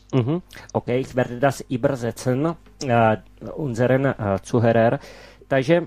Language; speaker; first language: German; non-native, fluent; Czech